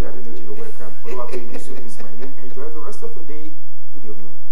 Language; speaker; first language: English; non-native, local second language; Yoruba